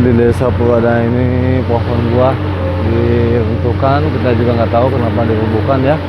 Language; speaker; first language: Indonesian; non-native, local second language; Sundanese